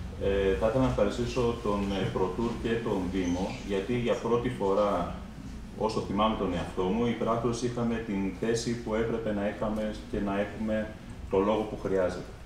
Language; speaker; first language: Greek; native; Greek